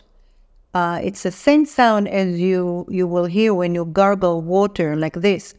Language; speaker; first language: English; non-native, fluent; Hebrew